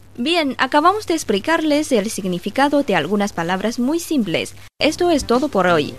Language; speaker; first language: Spanish; non-native, fluent; Chinese